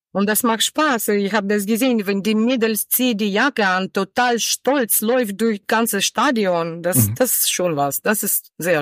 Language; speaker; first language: German; non-native, learner; Ukrainian